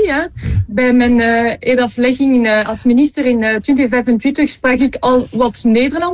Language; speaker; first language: Dutch; non-native, local second language; French